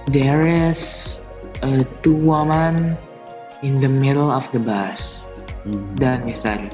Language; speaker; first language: English; non-native, learner; Indonesian